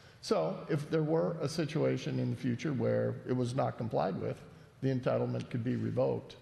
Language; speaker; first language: English; native; English